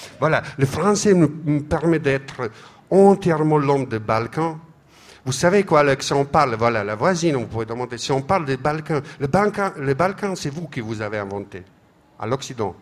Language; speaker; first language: French; non-native, fluent; Serbian